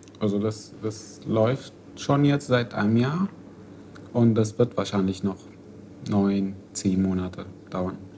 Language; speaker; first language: German; non-native, fluent; Arabic